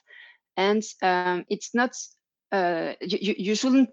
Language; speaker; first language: English; non-native, fluent; French